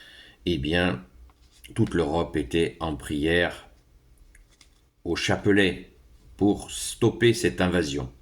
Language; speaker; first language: French; native; French